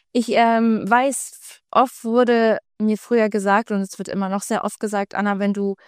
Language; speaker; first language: German; non-native, fluent; Swiss German